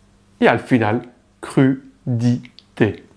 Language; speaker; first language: Spanish; non-native, fluent; French